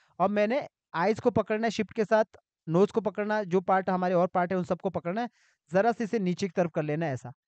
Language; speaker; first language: Hindi; native; Hindi